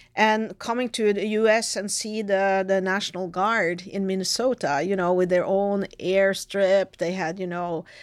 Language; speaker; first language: English; non-native, fluent; Norwegian